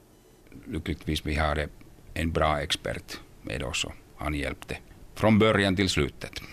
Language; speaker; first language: Swedish; non-native, local second language; Finnish